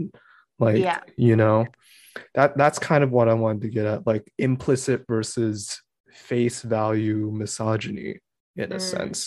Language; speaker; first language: English; native; English